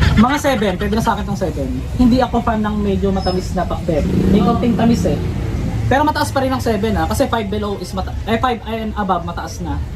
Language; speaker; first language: Filipino; native; Filipino